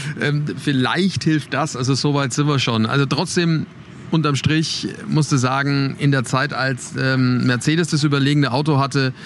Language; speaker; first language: German; native; German